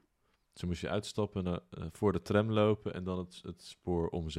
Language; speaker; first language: Dutch; native; Dutch